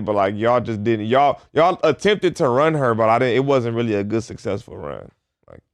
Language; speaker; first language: English; native; English